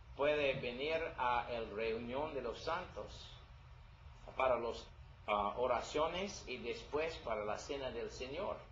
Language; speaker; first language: Spanish; non-native, learner; English